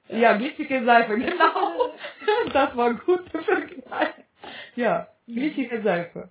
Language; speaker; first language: German; non-native, fluent; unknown